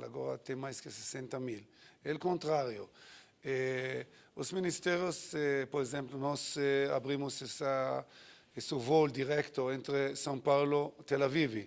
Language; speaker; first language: Portuguese; non-native, fluent; Hebrew